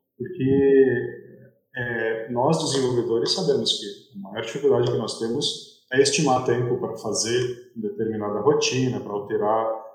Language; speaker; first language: Portuguese; native; Portuguese